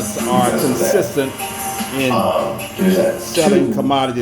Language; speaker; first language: English; native; English